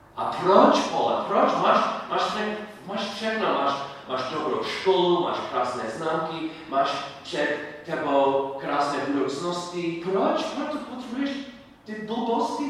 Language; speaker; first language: Czech; non-native, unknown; English